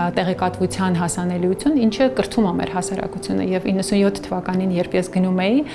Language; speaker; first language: Armenian; native; Armenian